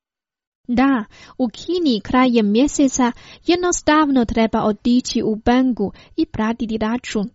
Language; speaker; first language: Croatian; non-native, fluent; Chinese